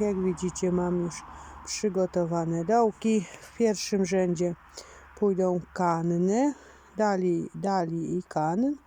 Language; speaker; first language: Polish; native; Polish